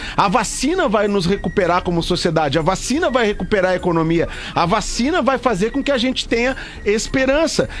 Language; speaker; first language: Portuguese; native; Portuguese